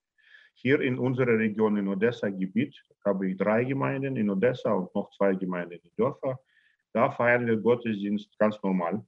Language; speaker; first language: German; non-native, learner; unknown